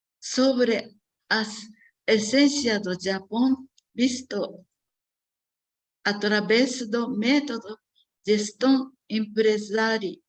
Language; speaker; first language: Portuguese; non-native, learner; Japanese